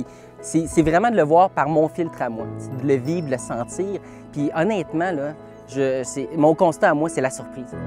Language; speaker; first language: French; native; French